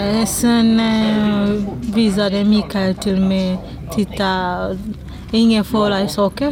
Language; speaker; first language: Swedish; non-native, learner; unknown